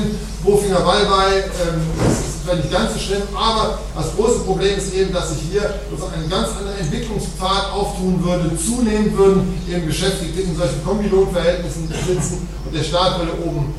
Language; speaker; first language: German; native; German